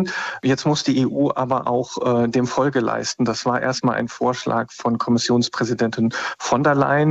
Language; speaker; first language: German; native; German